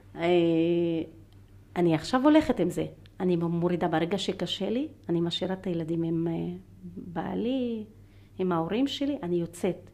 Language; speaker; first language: Hebrew; non-native, local second language; Arabic